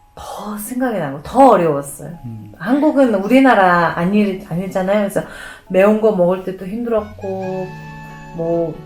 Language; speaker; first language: Korean; non-native, fluent; Mongolian